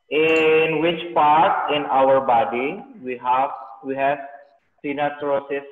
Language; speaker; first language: English; non-native, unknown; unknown